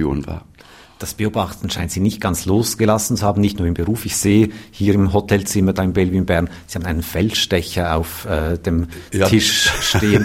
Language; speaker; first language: German; native; German